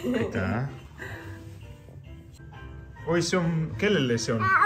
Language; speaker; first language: Estonian; non-native, learner; Spanish